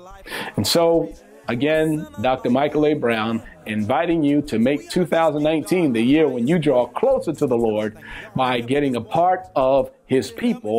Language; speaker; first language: English; native; English